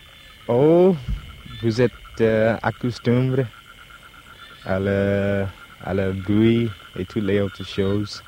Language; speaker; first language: French; non-native, learner; English